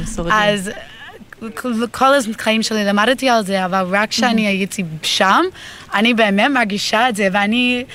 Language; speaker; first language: Hebrew; non-native, learner; English